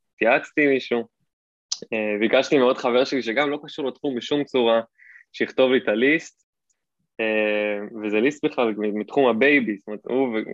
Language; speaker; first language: Hebrew; native; Hebrew